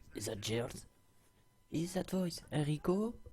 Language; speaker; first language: English; non-native, fluent; French